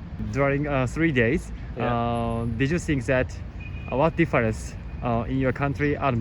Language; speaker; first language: English; non-native, learner; Japanese